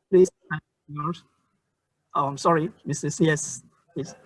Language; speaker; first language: English; non-native, learner; Indonesian